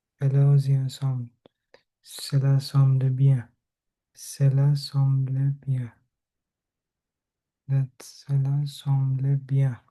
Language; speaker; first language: French; non-native, learner; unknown